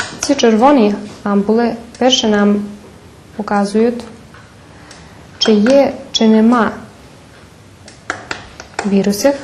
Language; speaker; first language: Ukrainian; early bilingual, heritage; Ukrainian